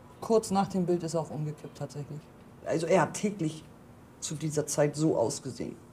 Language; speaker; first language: German; native; German